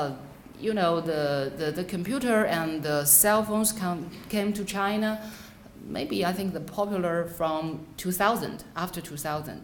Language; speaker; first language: English; non-native, fluent; Chinese